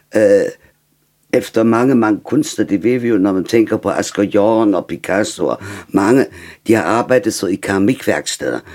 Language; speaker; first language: Danish; non-native, fluent; German